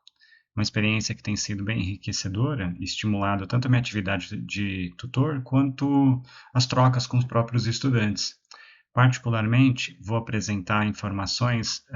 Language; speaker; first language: Portuguese; native; Portuguese